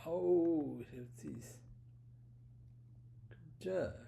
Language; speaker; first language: English; non-native, learner; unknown